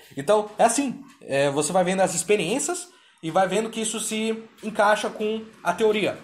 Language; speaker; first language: Portuguese; native; Portuguese